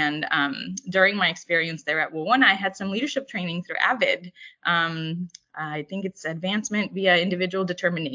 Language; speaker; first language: English; early bilingual, other home language; Spanish